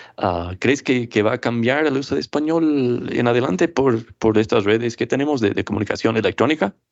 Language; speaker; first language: Spanish; non-native, fluent; English